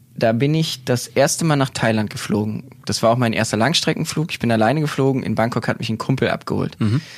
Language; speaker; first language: German; native; German